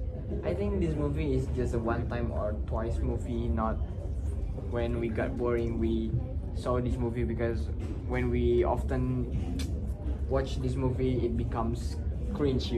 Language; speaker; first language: English; non-native, local second language; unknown